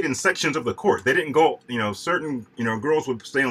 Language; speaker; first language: English; native; English